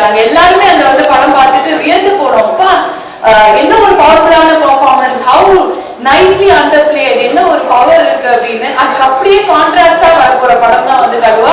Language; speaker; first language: Tamil; native; Tamil